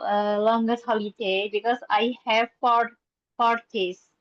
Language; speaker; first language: English; non-native, learner; Indonesian